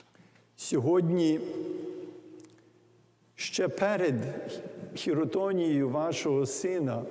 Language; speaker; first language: Ukrainian; early bilingual, heritage; English